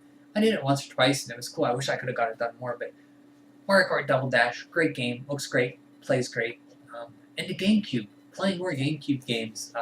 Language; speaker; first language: English; native; English